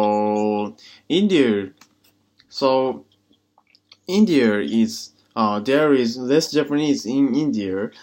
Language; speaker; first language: English; non-native, learner; Japanese